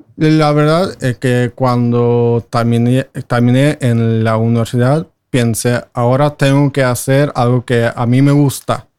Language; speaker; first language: Spanish; non-native, fluent; Norwegian